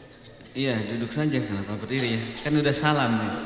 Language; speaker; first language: Indonesian; native; Indonesian